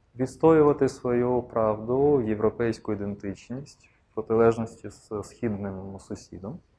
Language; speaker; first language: Ukrainian; non-native, local second language; Russian